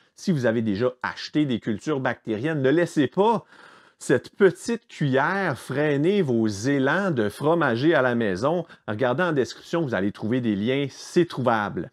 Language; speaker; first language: French; native; French